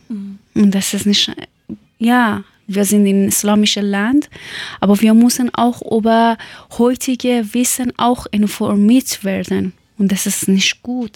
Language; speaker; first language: German; non-native, learner; Persian